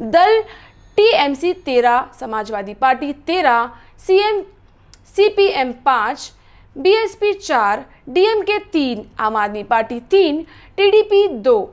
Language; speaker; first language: Hindi; native; Hindi